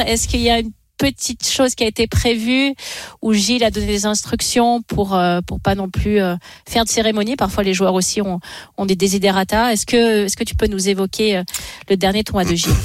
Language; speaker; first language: French; native; French